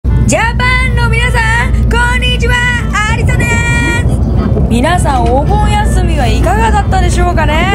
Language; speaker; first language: Japanese; native; Japanese